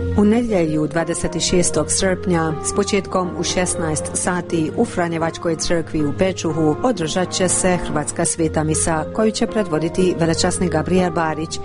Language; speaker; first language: Croatian; early bilingual, heritage; Croatian